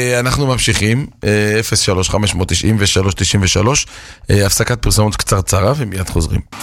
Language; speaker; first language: Hebrew; native; Hebrew